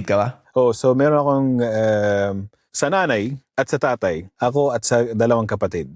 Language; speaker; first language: Filipino; early bilingual, heritage; Filipino